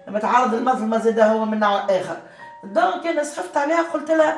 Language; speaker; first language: Arabic; native; Arabic